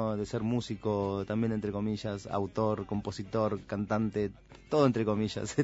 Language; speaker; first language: Spanish; native; Spanish